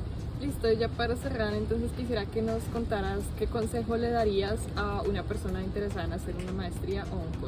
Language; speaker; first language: Spanish; native; Spanish